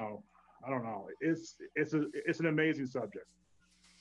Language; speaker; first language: English; native; English